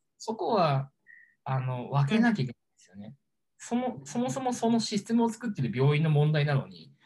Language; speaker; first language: Japanese; native; Japanese